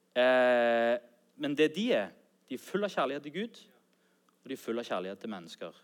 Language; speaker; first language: Norwegian; native; Norwegian